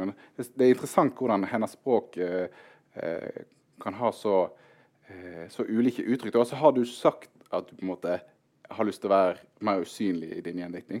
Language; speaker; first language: Norwegian; native; Norwegian